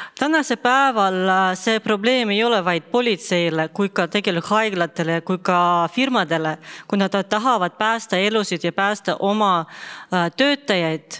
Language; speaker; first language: Estonian; non-native, local second language; Russian